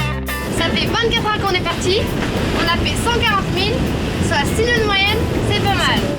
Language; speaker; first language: French; native; French